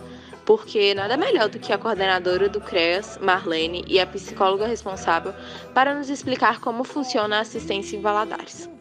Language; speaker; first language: Portuguese; native; Portuguese